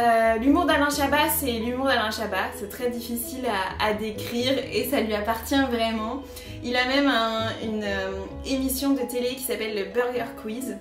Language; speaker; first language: French; native; French